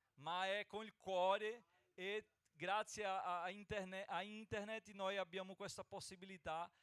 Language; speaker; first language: Italian; non-native, fluent; Portuguese